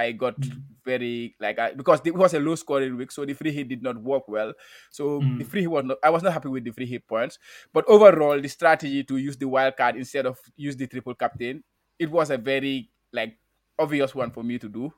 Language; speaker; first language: English; non-native, local second language; Wolof